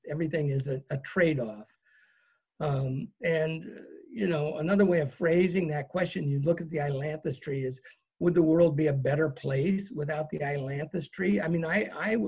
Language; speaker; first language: English; native; English